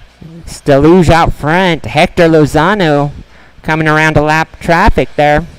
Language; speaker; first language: English; native; English